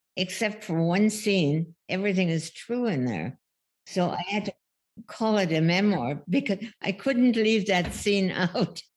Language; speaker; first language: English; early bilingual, other home language; German